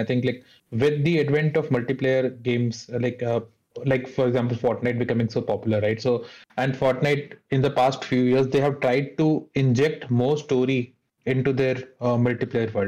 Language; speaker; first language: English; non-native, local second language; Hindi